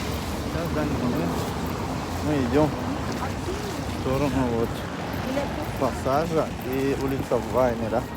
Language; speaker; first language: Russian; non-native, fluent; Tajik